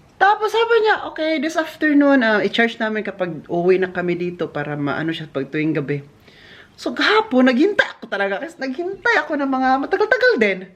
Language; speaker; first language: Filipino; non-native, local second language; Cebuano